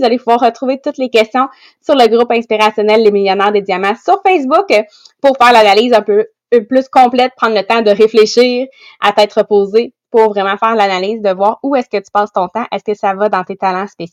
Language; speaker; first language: French; native; French